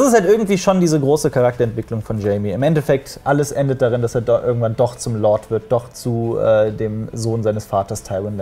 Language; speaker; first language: German; native; German